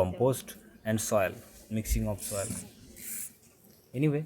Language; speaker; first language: English; non-native, local second language; Bangla